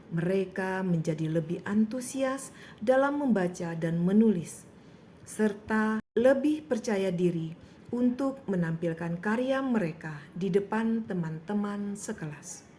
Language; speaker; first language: Indonesian; native; Indonesian